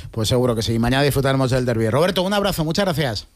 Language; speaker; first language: Spanish; native; Spanish